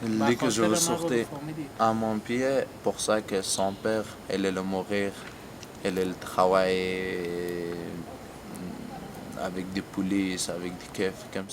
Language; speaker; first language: French; non-native, learner; Persian